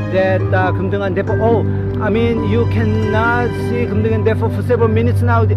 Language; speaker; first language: English; non-native, fluent; Korean